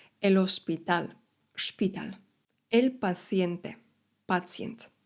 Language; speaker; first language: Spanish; non-native, fluent; Polish